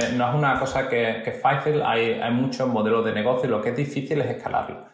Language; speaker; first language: Spanish; native; Spanish